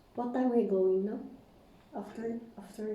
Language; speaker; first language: English; non-native, learner; Filipino